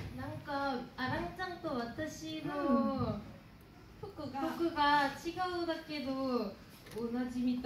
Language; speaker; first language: Japanese; non-native, learner; Korean